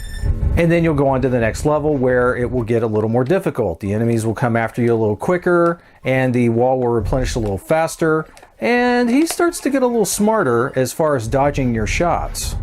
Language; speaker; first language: English; native; English